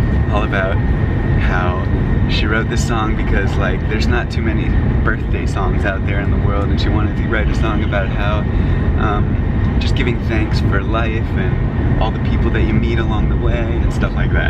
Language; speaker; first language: English; native; English